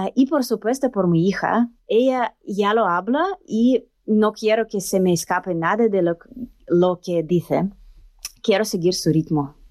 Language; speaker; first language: Spanish; non-native, learner; Russian